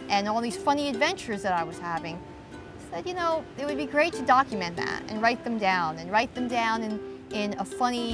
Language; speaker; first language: English; native; English